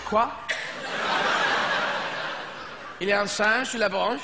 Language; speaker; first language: French; non-native, fluent; English